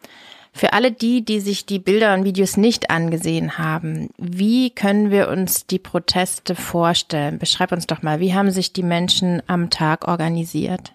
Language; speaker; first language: German; native; German